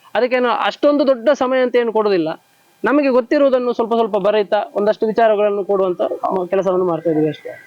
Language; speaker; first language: Kannada; non-native, local second language; Tulu